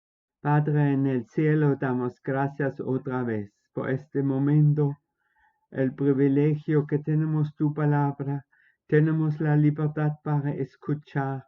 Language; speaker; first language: Spanish; non-native, fluent; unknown